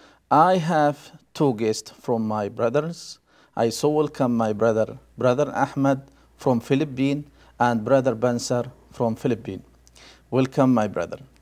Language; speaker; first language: English; non-native, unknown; Arabic